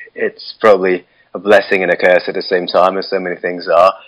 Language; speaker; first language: English; non-native, fluent; Russian